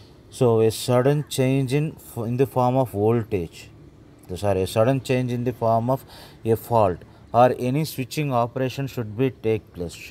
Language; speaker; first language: English; non-native, local second language; Telugu